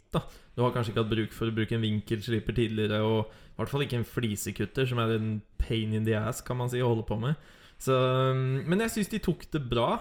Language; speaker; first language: Norwegian; native; Norwegian